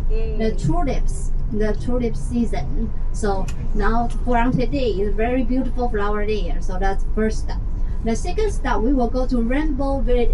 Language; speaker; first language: English; non-native, learner; Chinese